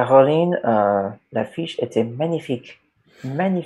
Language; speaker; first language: French; non-native, learner; English